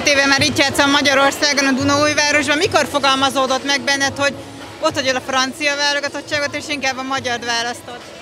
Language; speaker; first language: Hungarian; native; Hungarian